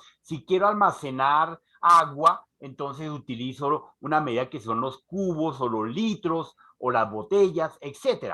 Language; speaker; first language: Spanish; native; Spanish